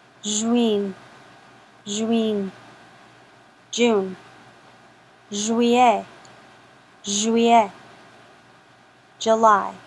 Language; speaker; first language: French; non-native, fluent; English